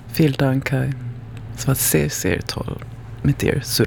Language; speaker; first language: German; non-native, learner; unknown